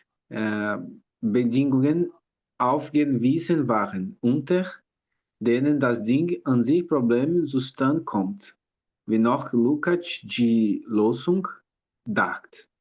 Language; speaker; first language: German; non-native, learner; Portuguese